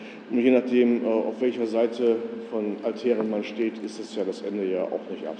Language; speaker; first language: German; native; German